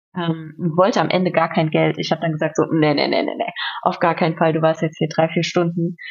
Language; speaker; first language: German; native; German